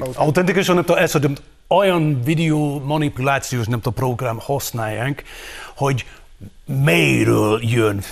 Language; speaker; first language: Hungarian; non-native, fluent; English